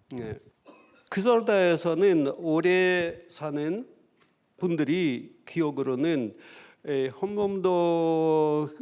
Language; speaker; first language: Korean; non-native, fluent; Russian